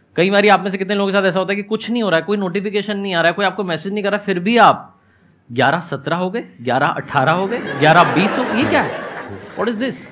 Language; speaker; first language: Hindi; native; Hindi